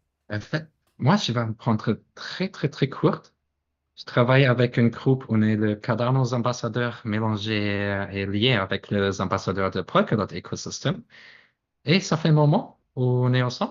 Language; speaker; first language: French; non-native, fluent; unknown